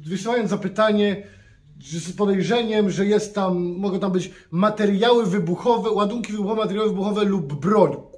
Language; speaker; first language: Polish; native; Polish